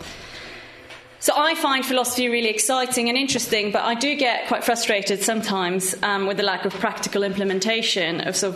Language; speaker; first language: English; non-native, fluent; Swedish